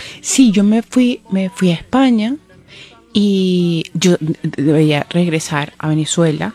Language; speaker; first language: Spanish; native; Spanish